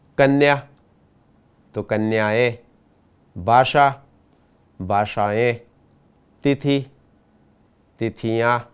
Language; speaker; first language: Hindi; non-native, local second language; Gujarati